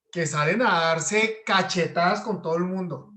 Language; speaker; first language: Spanish; native; Spanish